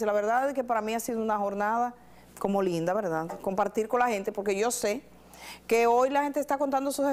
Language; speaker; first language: Spanish; native; Spanish